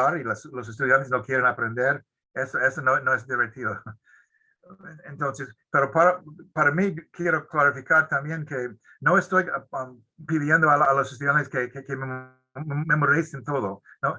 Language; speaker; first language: Spanish; non-native, fluent; English